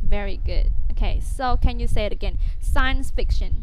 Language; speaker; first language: English; non-native, fluent; Vietnamese